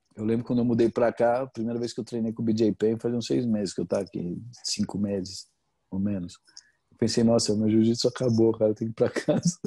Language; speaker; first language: Portuguese; native; Portuguese